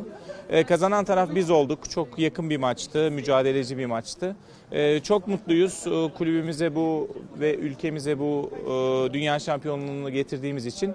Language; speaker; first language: Turkish; native; Turkish